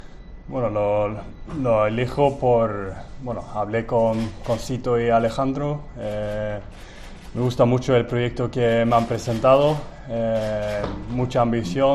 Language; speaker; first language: Spanish; non-native, fluent; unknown